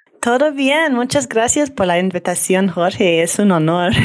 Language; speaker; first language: Spanish; non-native, learner; English